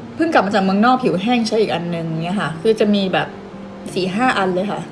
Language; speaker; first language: Thai; native; Thai